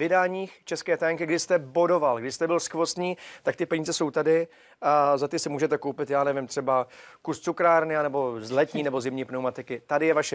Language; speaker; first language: Czech; native; Czech